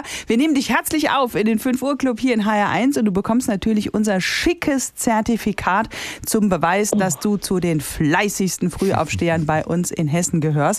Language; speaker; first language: German; native; German